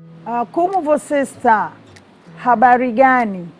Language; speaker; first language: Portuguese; non-native, fluent; Swahili